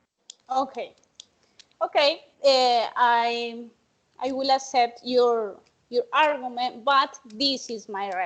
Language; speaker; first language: English; non-native, learner; Spanish